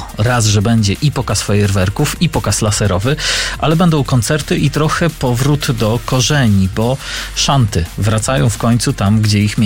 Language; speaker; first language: Polish; native; Polish